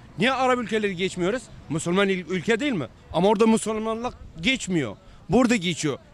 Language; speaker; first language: Turkish; non-native, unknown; Arabic